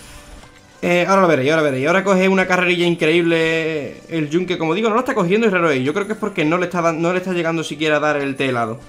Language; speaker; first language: Spanish; native; Spanish